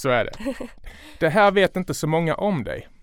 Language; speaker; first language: Swedish; native; Swedish